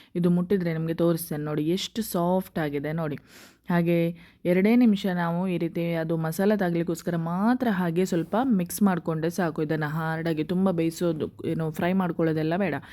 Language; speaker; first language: Kannada; non-native, local second language; Konkani